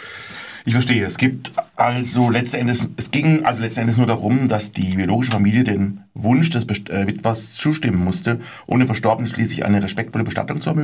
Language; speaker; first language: German; native; German